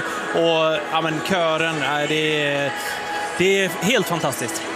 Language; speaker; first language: Swedish; native; Swedish